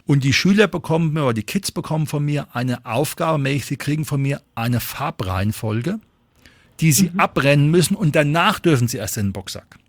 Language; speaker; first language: German; native; German